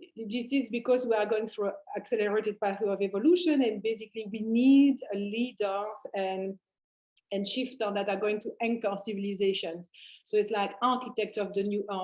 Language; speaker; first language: English; non-native, fluent; French